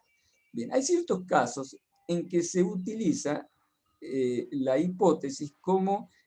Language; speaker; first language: Spanish; native; Spanish